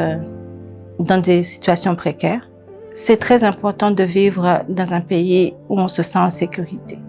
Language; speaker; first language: French; non-native, local second language; Rundi